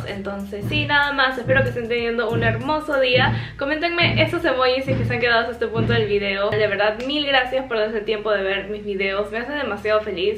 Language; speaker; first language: Spanish; native; Spanish